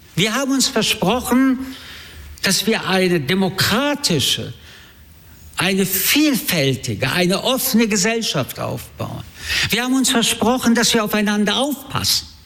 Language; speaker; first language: German; early bilingual, other home language; French